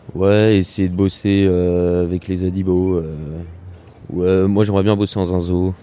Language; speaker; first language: French; native; French